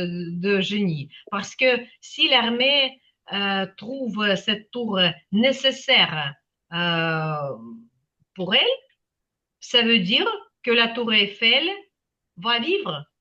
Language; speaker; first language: French; non-native, fluent; Ukrainian